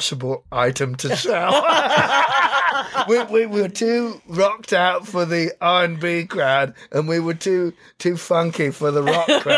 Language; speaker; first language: English; native; English